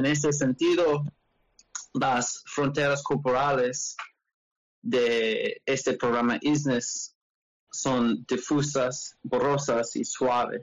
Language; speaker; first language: Spanish; non-native, learner; English